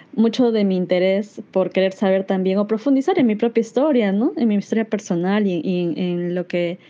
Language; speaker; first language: Spanish; native; Spanish